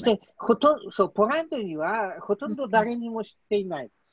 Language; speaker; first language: Japanese; non-native, learner; Polish